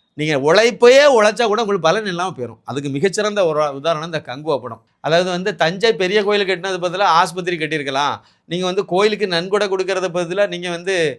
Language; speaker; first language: Tamil; native; Tamil